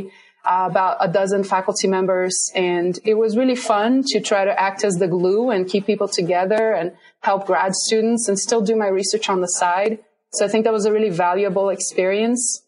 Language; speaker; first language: English; non-native, fluent; Portuguese